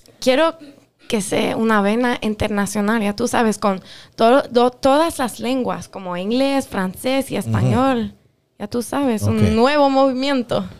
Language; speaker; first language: Spanish; non-native, local second language; French